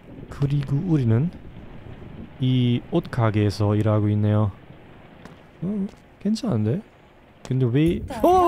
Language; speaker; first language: Korean; non-native, fluent; German